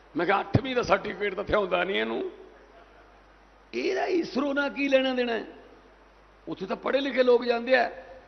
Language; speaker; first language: Hindi; non-native, local second language; Punjabi